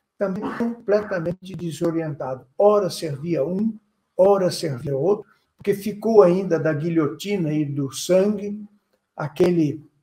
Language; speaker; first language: Portuguese; native; Portuguese